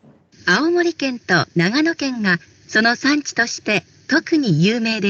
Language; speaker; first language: Japanese; non-native, learner; Indonesian